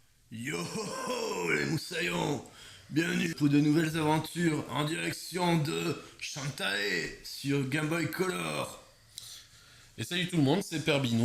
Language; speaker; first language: French; native; French